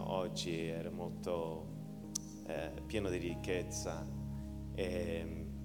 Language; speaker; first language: Italian; early bilingual, heritage; Italian